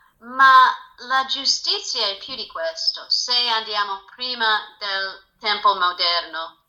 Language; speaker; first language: Italian; non-native, fluent; English